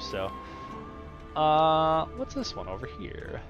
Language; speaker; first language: English; native; English